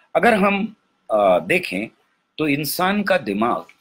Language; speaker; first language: Hindi; native; Hindi